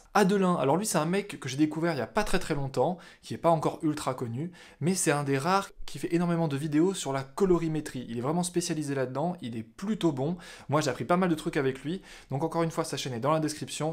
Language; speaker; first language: French; native; French